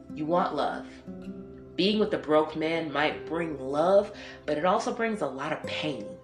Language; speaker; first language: English; native; English